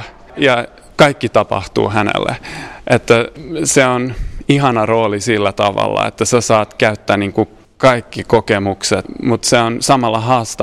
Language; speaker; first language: Finnish; non-native, fluent; Swedish